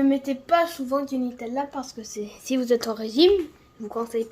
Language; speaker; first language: French; native; French